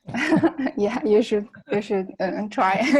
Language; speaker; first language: English; non-native, learner; Chinese